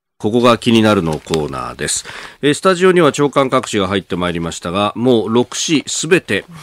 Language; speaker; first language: Japanese; native; Japanese